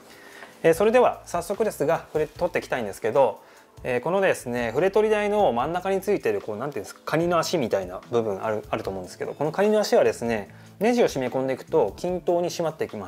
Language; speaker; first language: Japanese; native; Japanese